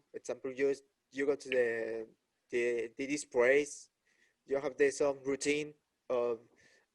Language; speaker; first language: English; non-native, learner; Spanish